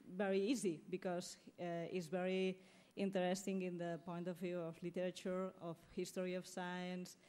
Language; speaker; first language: English; non-native, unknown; Catalan